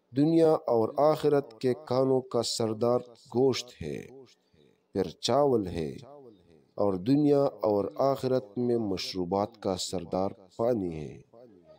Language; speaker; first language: Urdu; native; Urdu